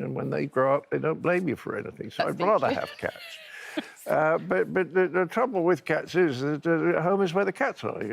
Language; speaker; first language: English; native; English